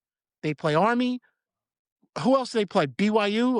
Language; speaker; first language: English; native; English